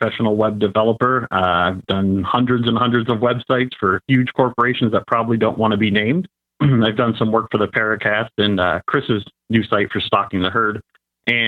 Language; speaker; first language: English; native; English